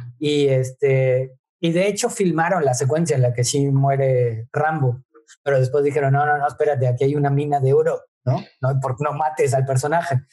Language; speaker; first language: Spanish; native; Spanish